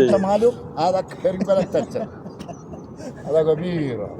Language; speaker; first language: Arabic; non-native, learner; Malayalam